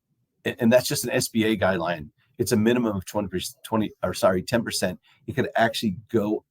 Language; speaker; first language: English; native; English